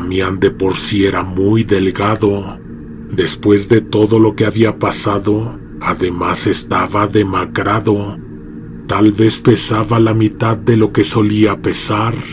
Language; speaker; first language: Spanish; native; Spanish